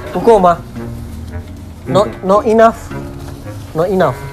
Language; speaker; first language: Chinese; non-native, fluent; Indonesian